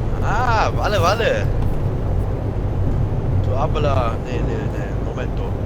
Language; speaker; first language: Spanish; non-native, learner; German